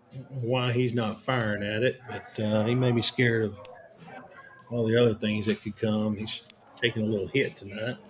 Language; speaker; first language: English; native; English